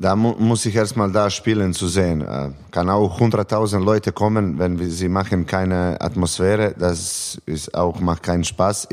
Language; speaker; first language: German; non-native, learner; Serbian